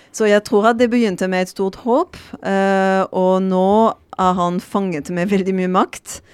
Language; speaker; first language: Norwegian; non-native, fluent; French